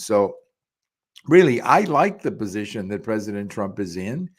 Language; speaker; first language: English; early bilingual, other home language; Spanish